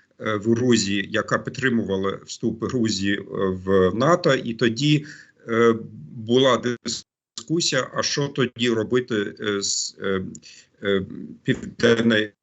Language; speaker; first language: Ukrainian; non-native, fluent; German